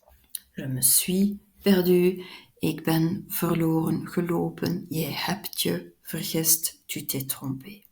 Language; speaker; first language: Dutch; non-native, local second language; French